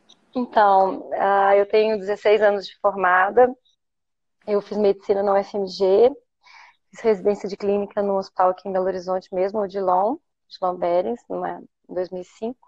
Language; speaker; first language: Portuguese; native; Portuguese